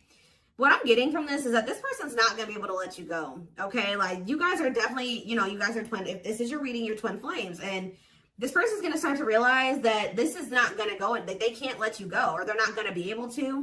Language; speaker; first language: English; native; English